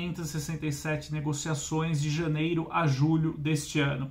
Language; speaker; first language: Portuguese; native; Portuguese